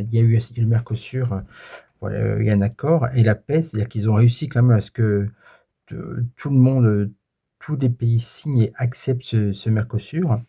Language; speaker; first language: French; native; French